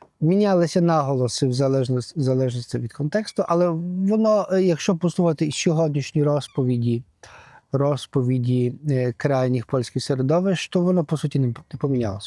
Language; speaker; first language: Ukrainian; early bilingual, heritage; Ukrainian